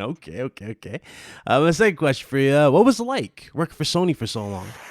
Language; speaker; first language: English; native; English